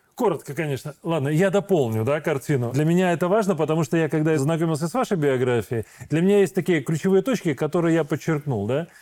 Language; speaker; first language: Russian; native; Russian